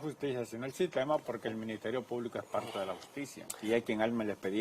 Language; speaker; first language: Spanish; native; Spanish